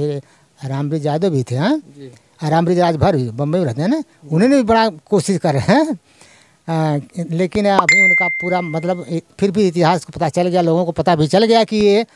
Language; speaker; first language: Hindi; native; Hindi